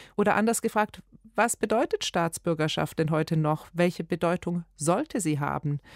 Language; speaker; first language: German; native; German